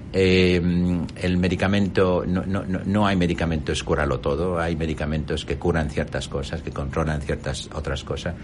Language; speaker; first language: Spanish; non-native, fluent; Arabic